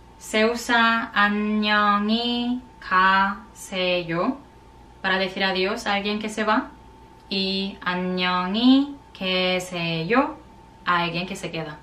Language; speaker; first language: Spanish; non-native, fluent; Korean